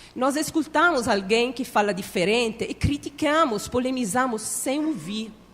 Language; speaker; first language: Portuguese; non-native, fluent; Italian